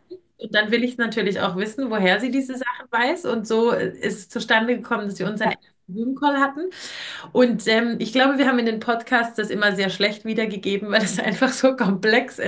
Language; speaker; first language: German; native; German